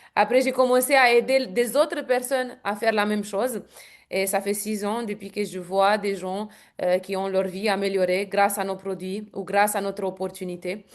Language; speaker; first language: French; non-native, fluent; Romanian